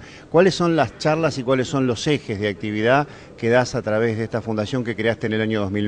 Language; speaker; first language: Spanish; native; Spanish